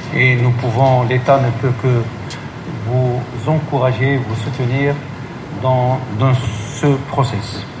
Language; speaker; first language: French; non-native, local second language; Arabic